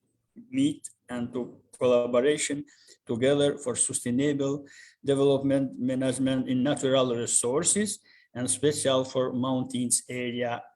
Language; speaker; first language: English; non-native, learner; Albanian